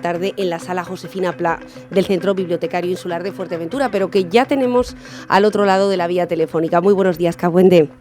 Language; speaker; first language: Spanish; native; Spanish